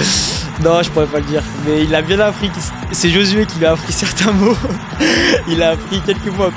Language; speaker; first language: French; native; French